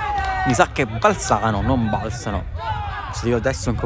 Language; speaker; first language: Italian; native; Italian